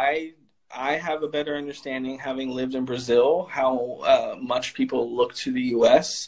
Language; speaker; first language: English; native; English